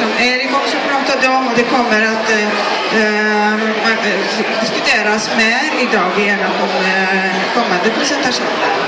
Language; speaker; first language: Swedish; non-native, fluent; Greek